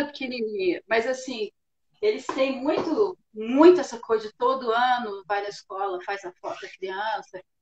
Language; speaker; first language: Portuguese; native; Portuguese